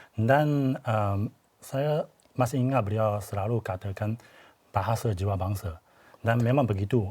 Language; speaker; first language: Malay; non-native, fluent; Chinese